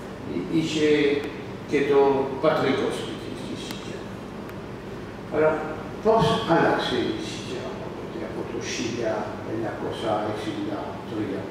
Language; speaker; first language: Greek; non-native, learner; French